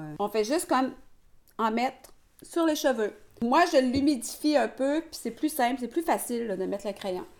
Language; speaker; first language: French; native; French